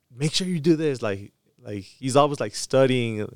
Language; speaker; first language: English; early bilingual, other home language; Spanish